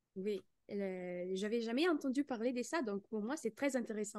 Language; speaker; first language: French; non-native, fluent; Italian